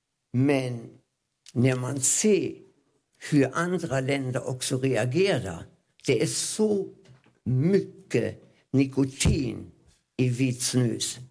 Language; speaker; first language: Swedish; non-native, fluent; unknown